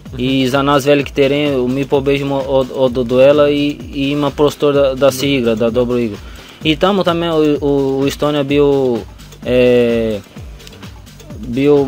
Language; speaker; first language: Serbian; non-native, learner; Portuguese